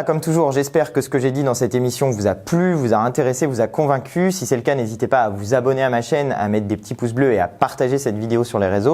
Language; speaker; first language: French; native; French